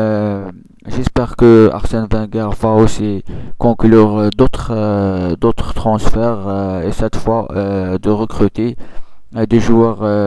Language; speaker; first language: French; non-native, local second language; Arabic